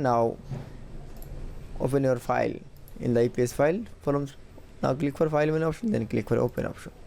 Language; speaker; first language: English; non-native, learner; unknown